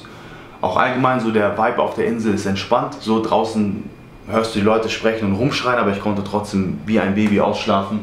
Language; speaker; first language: German; native; German